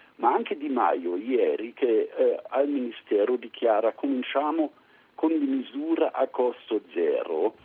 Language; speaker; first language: Italian; non-native, fluent; German